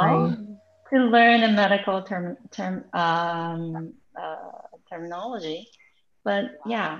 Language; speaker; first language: English; non-native, fluent; Japanese